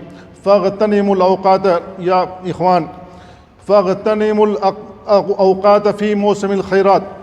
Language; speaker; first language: Arabic; non-native, fluent; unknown